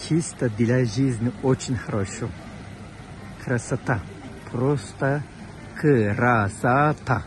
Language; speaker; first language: Russian; non-native, fluent; Turkish